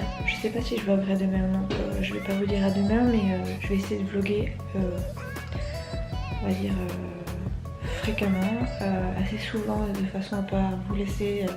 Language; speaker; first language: French; native; French